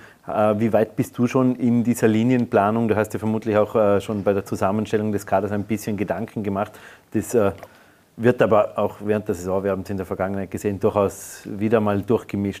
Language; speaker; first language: German; native; German